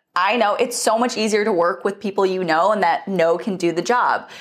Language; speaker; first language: English; native; English